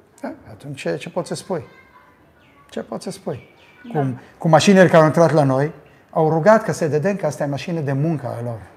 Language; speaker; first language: Romanian; early bilingual, heritage; Romanian